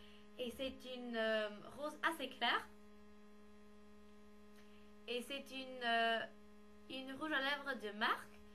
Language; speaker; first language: French; non-native, learner; English